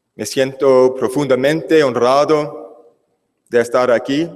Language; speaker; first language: Spanish; non-native, learner; English